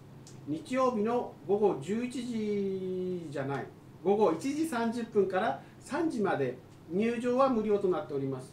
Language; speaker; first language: Japanese; native; Japanese